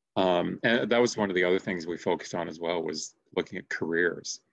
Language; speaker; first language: English; native; English